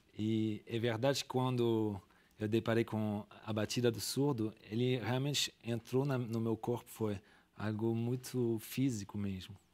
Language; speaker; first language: Portuguese; non-native, fluent; French